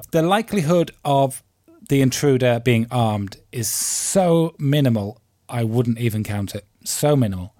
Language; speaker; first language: English; native; English